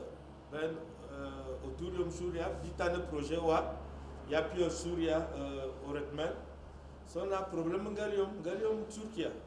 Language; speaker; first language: Turkish; non-native, learner; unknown